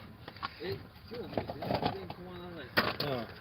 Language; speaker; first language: Japanese; native; Japanese